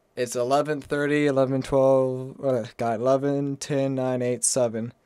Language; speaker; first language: English; native; English